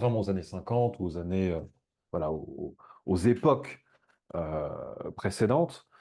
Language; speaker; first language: French; native; French